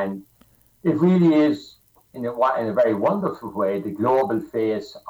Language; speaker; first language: English; native; English